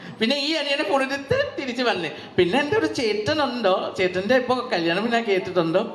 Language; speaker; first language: Malayalam; non-native, learner; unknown